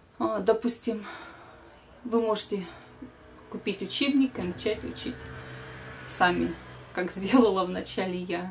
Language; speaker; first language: Russian; native; Russian